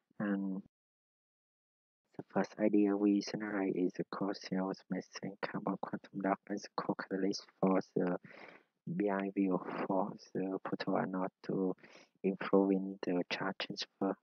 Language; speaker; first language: English; non-native, learner; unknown